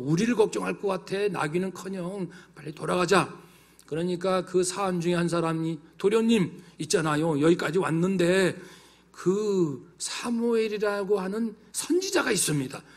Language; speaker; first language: Korean; native; Korean